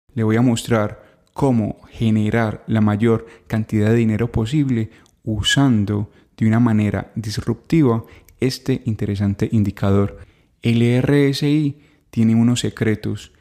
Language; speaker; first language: Spanish; native; Spanish